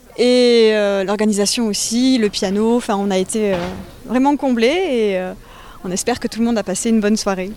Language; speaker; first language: French; native; French